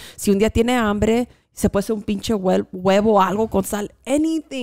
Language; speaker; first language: Spanish; early bilingual, heritage; Spanish